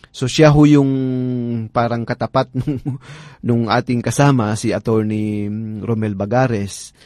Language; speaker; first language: Filipino; non-native, local second language; Tausug